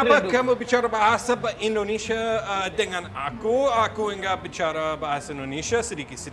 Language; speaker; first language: Indonesian; non-native, learner; English